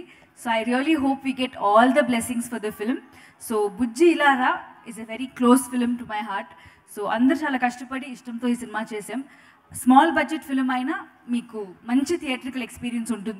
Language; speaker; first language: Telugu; non-native, fluent; Tamil